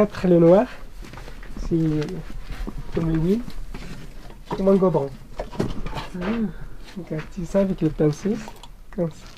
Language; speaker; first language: French; non-native, local second language; Arabic